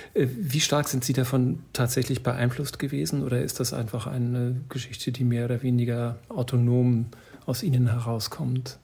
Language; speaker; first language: German; native; German